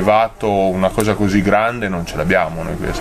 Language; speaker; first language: Italian; native; Italian